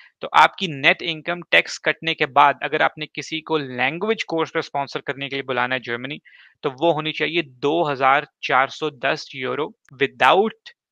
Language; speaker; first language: Urdu; native; Urdu